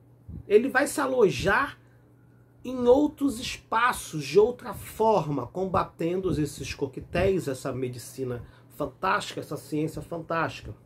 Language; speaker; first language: Portuguese; native; Portuguese